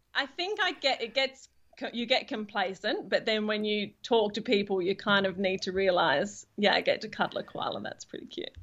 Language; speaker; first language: English; native; English